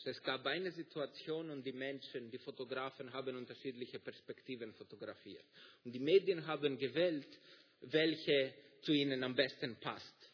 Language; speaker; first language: German; non-native, fluent; Greek